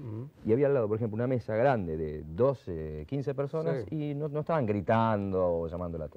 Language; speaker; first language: Spanish; native; Spanish